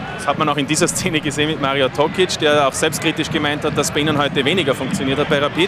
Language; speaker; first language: German; native; German